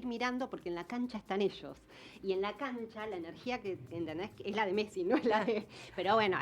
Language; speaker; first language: Spanish; native; Spanish